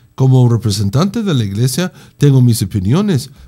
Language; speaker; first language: Spanish; non-native, fluent; English